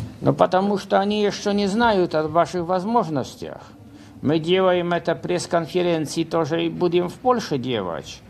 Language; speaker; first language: Russian; non-native, fluent; Polish